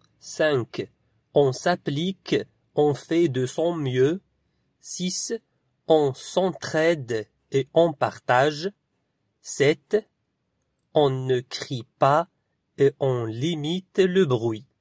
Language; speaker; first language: French; non-native, local second language; Arabic